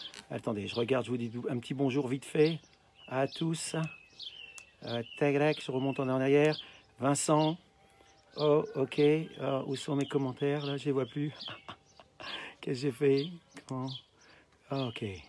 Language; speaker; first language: French; native; French